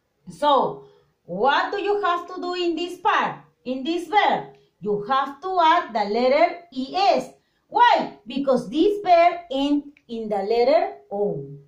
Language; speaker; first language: English; non-native, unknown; Spanish